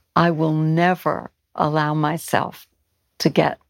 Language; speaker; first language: English; native; English